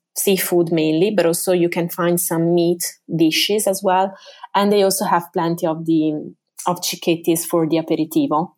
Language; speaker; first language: English; non-native, fluent; Italian